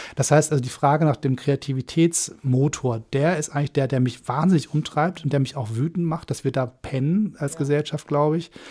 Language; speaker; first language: German; non-native, fluent; English